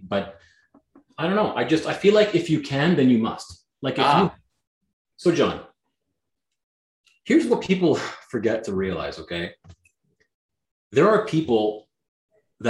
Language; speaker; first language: English; non-native, fluent; Greek